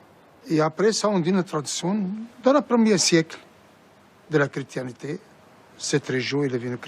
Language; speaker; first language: French; non-native, fluent; Assyrian Neo-Aramaic